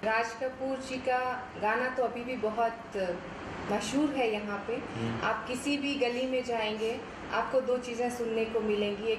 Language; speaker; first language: Hindi; native; Hindi